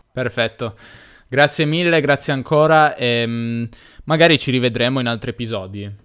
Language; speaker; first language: Italian; native; Italian